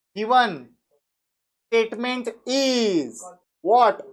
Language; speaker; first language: Hindi; non-native, local second language; Marathi